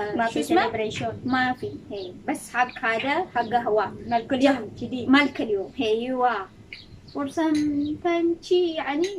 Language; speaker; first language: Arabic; non-native, learner; Amharic